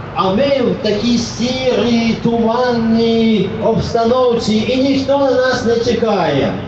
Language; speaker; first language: Ukrainian; native; Ukrainian